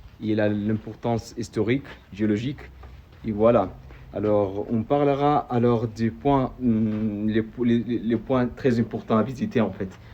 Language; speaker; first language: French; non-native, fluent; Arabic